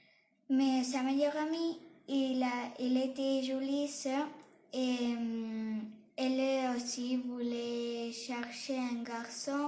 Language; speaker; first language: French; non-native, learner; Catalan